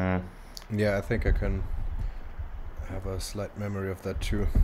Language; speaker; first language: English; non-native, fluent; German